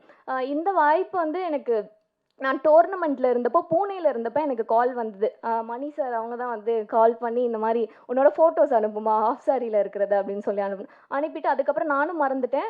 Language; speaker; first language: Tamil; native; Tamil